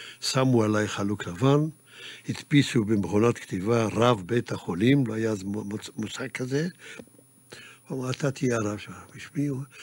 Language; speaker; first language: Hebrew; early bilingual, other home language; Yiddish